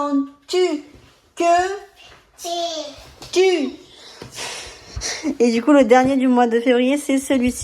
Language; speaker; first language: French; native; French